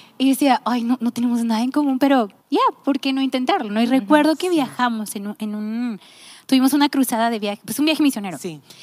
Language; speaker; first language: Spanish; native; Spanish